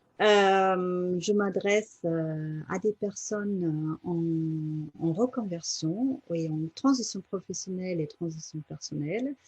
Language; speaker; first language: French; non-native, fluent; German